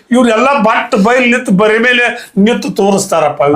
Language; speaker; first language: Kannada; native; Kannada